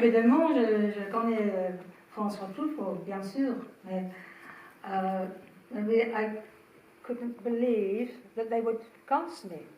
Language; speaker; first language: French; non-native, learner; English